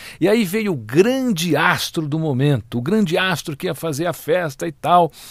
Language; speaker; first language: Portuguese; native; Portuguese